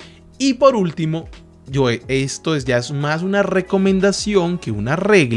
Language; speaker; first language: Spanish; native; Spanish